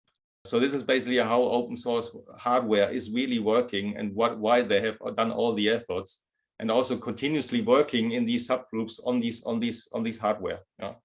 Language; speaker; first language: English; non-native, fluent; German